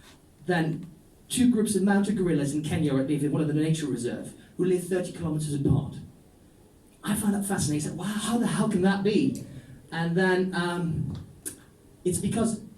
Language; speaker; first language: English; non-native, fluent; Dutch